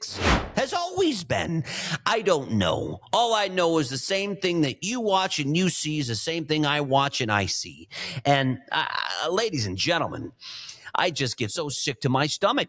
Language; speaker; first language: English; native; English